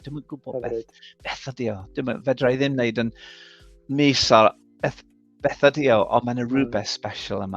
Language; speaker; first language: Welsh; non-native, fluent; English